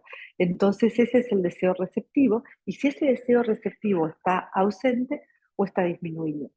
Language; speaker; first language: Spanish; native; Spanish